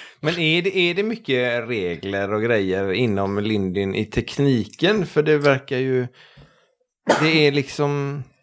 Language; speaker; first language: Swedish; native; Swedish